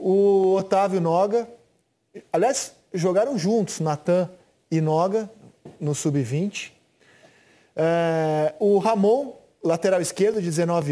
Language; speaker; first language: Portuguese; native; Portuguese